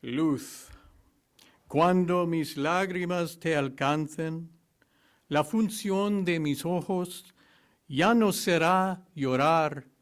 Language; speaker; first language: Spanish; non-native, learner; English